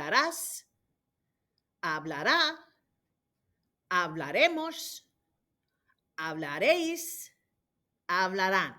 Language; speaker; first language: Spanish; non-native, fluent; English